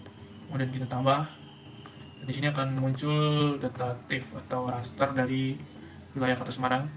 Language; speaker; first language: Indonesian; native; Indonesian